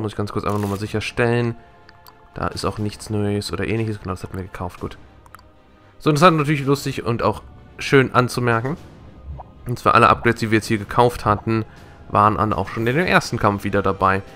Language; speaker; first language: German; native; German